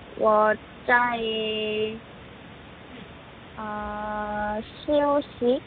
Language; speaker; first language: Chinese; non-native, learner; Korean